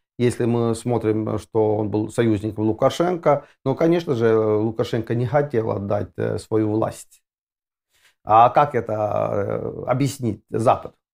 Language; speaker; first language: Russian; non-native, fluent; Estonian